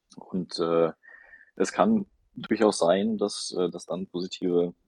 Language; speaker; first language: German; early bilingual, other home language; Russian